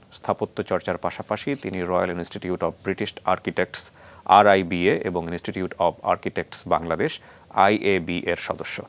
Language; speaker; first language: Bangla; native; Bangla